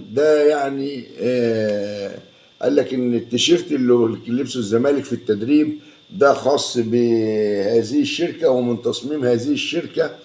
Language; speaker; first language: Arabic; native; Arabic